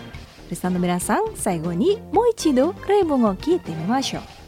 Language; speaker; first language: Japanese; non-native, fluent; Indonesian